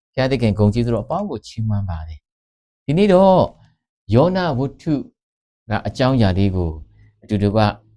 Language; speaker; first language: Burmese; non-native, local second language; Kachin